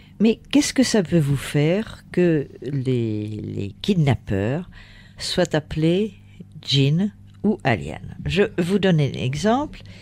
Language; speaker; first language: French; native; French